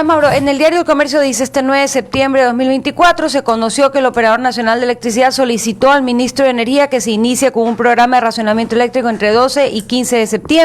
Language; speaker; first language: Spanish; native; Spanish